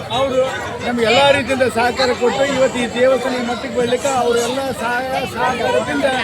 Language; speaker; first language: Kannada; native; Kannada